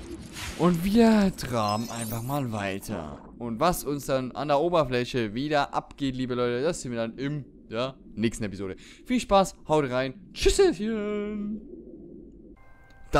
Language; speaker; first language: German; native; German